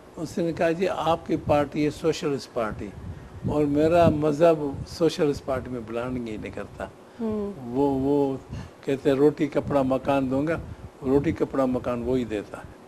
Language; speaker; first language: Urdu; non-native, local second language; Sindhi